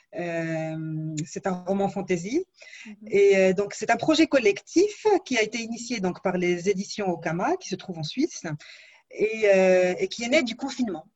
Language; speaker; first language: French; non-native, local second language; Arabic